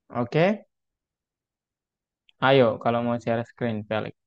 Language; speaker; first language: Indonesian; native; Indonesian